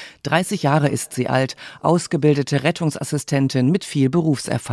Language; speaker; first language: German; native; German